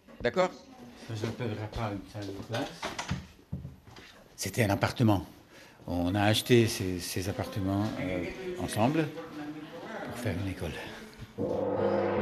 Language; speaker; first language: French; non-native, fluent; Hungarian